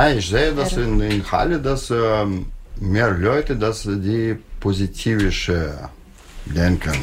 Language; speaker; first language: German; non-native, learner; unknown